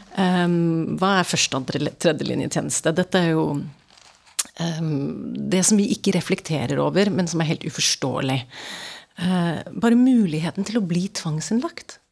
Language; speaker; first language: Norwegian; early bilingual, other home language; English